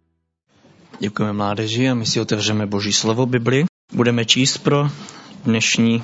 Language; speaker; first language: Czech; native; Czech